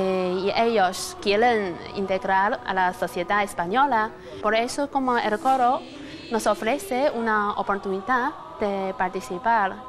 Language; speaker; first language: Spanish; non-native, fluent; Chinese